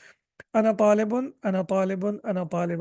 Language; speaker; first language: Arabic; non-native, fluent; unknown